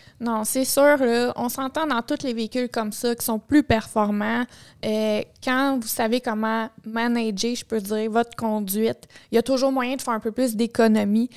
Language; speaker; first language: French; native; French